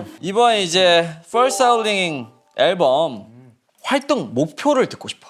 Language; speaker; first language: Korean; native; Korean